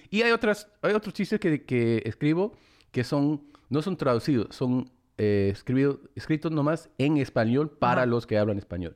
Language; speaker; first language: Spanish; early bilingual, heritage; English